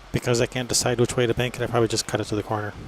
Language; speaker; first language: English; native; English